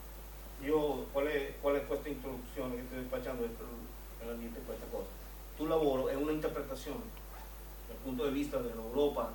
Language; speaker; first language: Italian; non-native, learner; Spanish